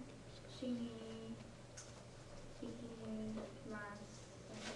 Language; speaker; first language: Japanese; non-native, learner; English